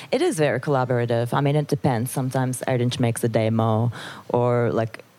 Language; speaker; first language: English; non-native, fluent; Turkish